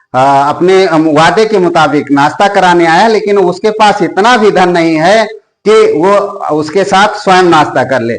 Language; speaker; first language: Hindi; native; Hindi